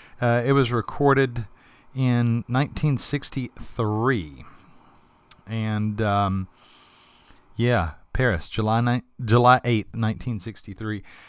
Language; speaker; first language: English; native; English